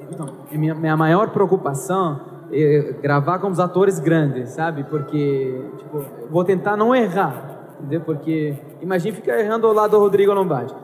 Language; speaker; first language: Portuguese; non-native, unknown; Arabic